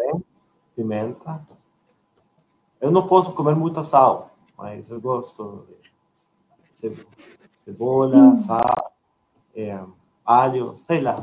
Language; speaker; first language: Portuguese; non-native, learner; Spanish